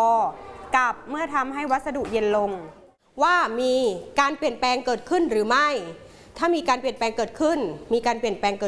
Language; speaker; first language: Thai; native; Thai